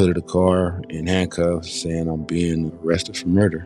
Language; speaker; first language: English; native; English